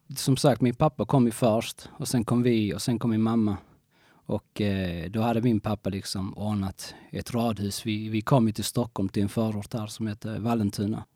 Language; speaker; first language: Swedish; early bilingual, other home language; Spanish